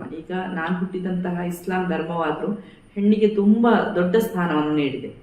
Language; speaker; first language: Kannada; non-native, local second language; Badaga